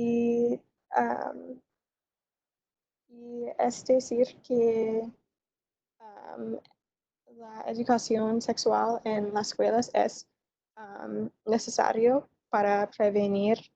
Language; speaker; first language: Spanish; non-native, learner; English